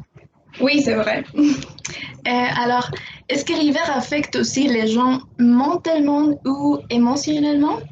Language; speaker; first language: French; non-native, fluent; Spanish